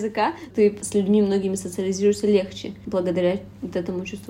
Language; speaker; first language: Russian; native; Russian